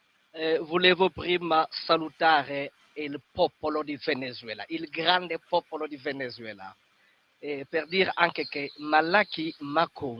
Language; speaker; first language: Italian; non-native, fluent; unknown